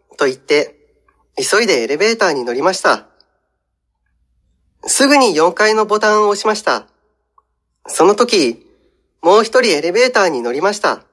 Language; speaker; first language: Japanese; non-native, fluent; Indonesian